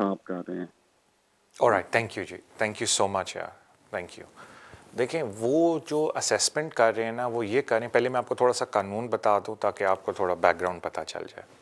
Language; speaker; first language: Urdu; native; Urdu